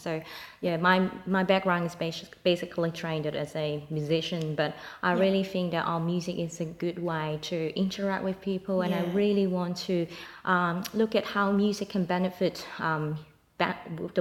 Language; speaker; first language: English; non-native, local second language; Cantonese